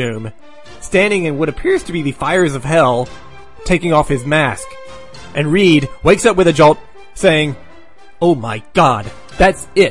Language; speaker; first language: English; native; English